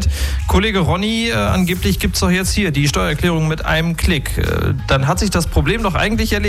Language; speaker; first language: German; native; German